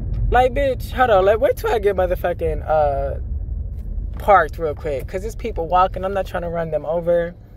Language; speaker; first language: English; native; English